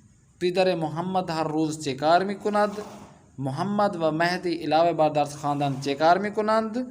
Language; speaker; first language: Persian; non-native, fluent; Urdu